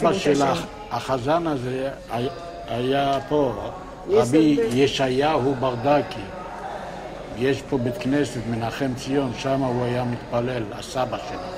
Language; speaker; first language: Hebrew; non-native, local second language; Yiddish